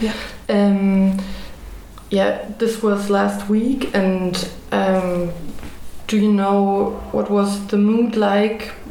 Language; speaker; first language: English; non-native, fluent; German